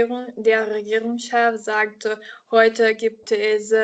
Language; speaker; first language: German; non-native, learner; Italian